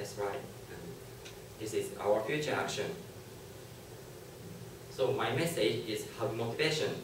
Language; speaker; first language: English; non-native, learner; Japanese